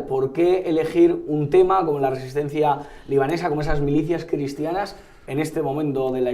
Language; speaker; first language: Spanish; native; Spanish